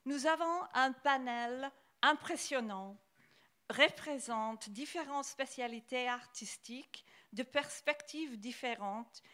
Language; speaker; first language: French; non-native, fluent; English